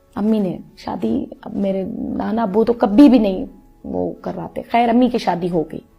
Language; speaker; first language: Urdu; non-native, local second language; Punjabi